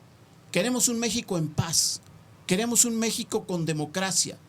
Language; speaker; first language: Spanish; native; Spanish